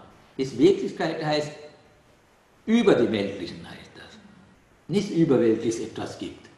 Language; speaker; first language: German; non-native, learner; Sinhala